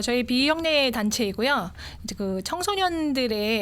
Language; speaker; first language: Korean; native; Korean